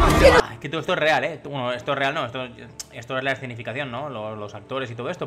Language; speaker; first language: Spanish; native; Spanish